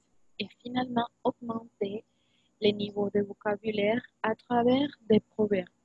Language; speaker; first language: French; non-native, learner; Spanish